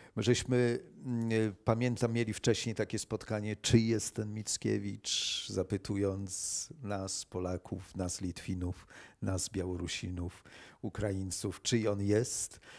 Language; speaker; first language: Polish; native; Polish